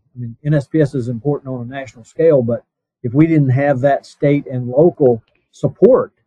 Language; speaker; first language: English; native; English